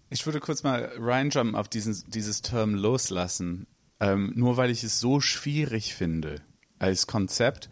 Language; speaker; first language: German; non-native, fluent; English